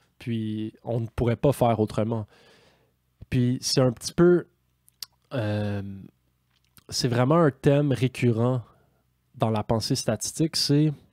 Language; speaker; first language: French; native; French